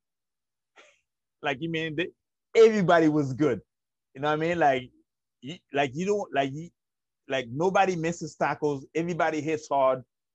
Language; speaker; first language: English; early bilingual, other home language; Haitian Creole